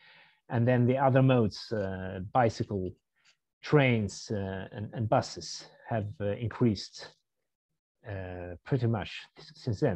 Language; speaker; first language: English; non-native, fluent; Swedish